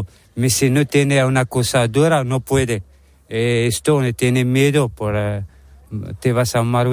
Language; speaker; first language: Spanish; non-native, learner; Arabic